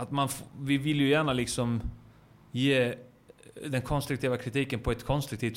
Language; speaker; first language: Swedish; native; Swedish